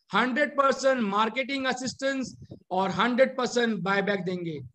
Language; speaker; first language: Hindi; non-native, local second language; Marathi